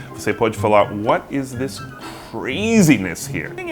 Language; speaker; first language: Portuguese; non-native, fluent; English